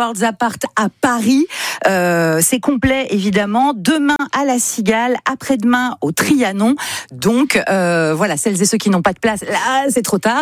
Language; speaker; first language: French; native; French